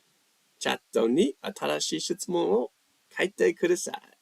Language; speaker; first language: Japanese; non-native, fluent; English